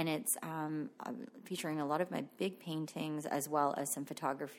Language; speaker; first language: English; non-native, fluent; Filipino